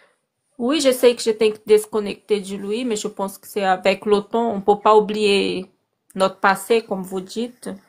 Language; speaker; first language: French; non-native, learner; Portuguese